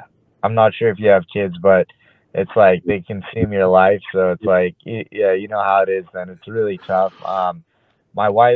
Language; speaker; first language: English; native; English